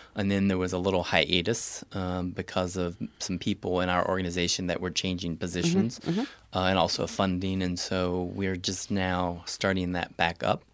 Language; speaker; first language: English; native; English